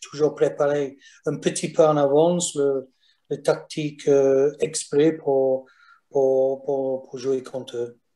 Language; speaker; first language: French; non-native, fluent; English